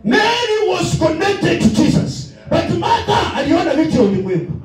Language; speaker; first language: English; non-native, local second language; Swahili